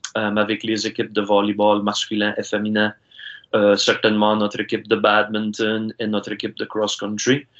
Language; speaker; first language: French; native; French